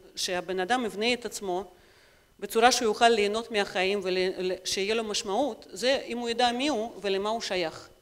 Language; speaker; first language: Hebrew; non-native, fluent; Russian